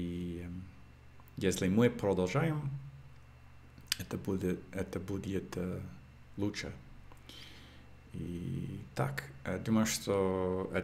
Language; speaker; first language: Russian; non-native, learner; English